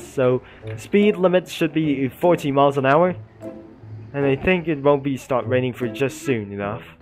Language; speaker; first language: English; non-native, learner; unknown